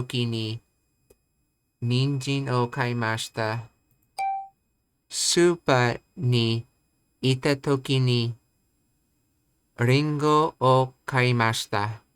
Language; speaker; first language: Japanese; non-native, learner; English